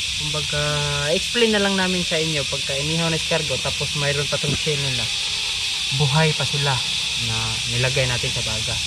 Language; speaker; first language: Filipino; non-native, local second language; Cebuano